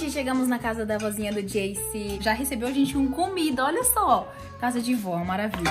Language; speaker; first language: Portuguese; native; Portuguese